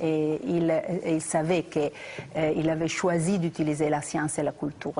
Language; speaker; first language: French; non-native, fluent; Italian